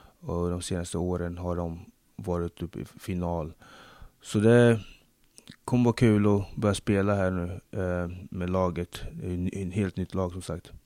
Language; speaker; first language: Swedish; early bilingual, other home language; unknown